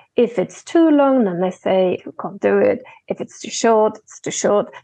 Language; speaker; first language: English; non-native, fluent; German